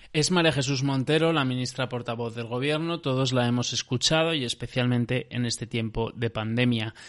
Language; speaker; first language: Spanish; native; Spanish